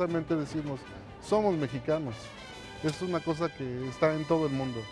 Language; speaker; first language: Spanish; native; Spanish